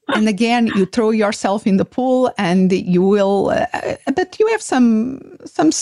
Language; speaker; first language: English; non-native, fluent; Portuguese